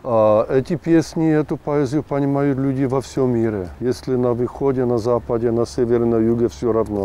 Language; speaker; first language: Russian; non-native, fluent; Czech